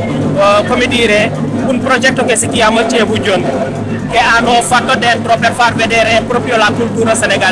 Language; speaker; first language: Italian; non-native, fluent; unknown